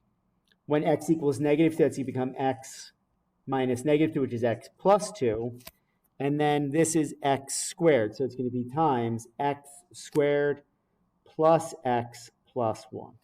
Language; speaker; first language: English; native; English